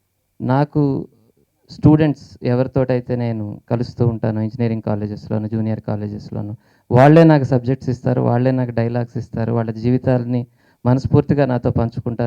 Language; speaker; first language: Telugu; native; Telugu